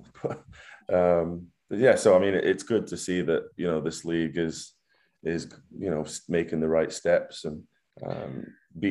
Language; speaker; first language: English; native; English